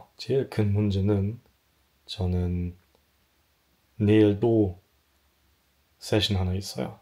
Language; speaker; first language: Korean; non-native, fluent; German